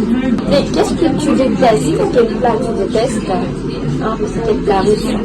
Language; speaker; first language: French; non-native, fluent; Russian